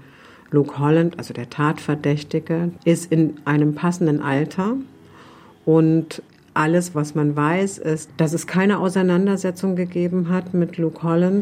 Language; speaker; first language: German; native; German